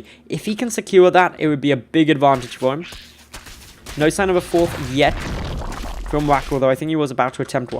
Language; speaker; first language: English; native; English